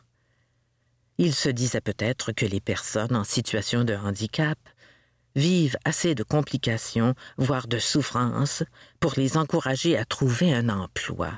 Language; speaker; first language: French; native; French